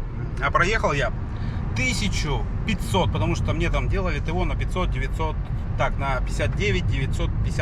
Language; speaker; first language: Russian; native; Russian